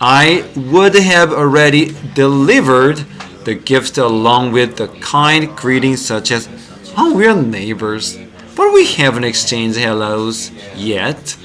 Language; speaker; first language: English; non-native, fluent; Korean